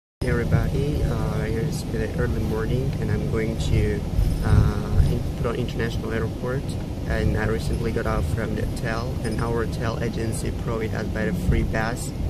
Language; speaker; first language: English; non-native, learner; Tajik